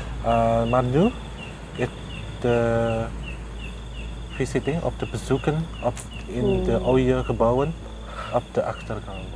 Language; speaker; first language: Dutch; non-native, learner; Indonesian